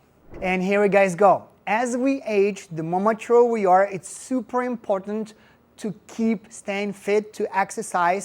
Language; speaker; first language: English; non-native, fluent; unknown